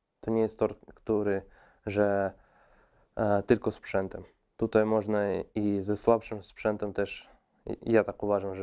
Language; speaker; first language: Polish; non-native, fluent; Russian